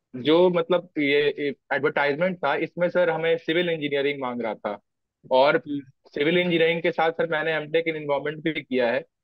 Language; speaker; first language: Hindi; native; Hindi